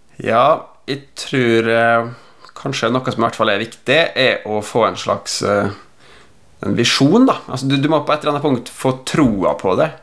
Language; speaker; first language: Norwegian; native; Norwegian